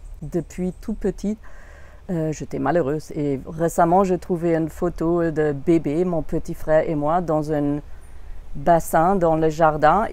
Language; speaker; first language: French; non-native, fluent; German